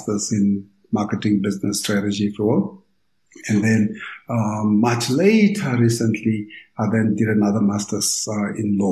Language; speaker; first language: English; non-native, local second language; Tswana